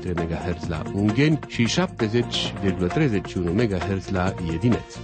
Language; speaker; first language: Romanian; native; Romanian